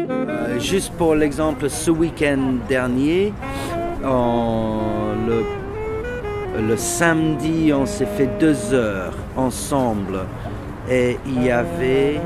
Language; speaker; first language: French; non-native, fluent; English